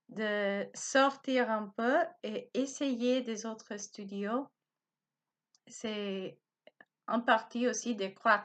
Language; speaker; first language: French; non-native, learner; Spanish